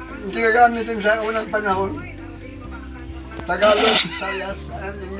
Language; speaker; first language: Filipino; non-native, local second language; Cebuano